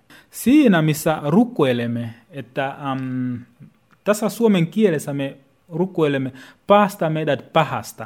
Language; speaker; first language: Finnish; non-native, fluent; Swahili